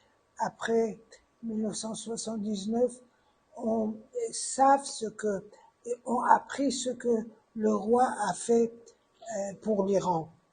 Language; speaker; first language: French; non-native, fluent; Persian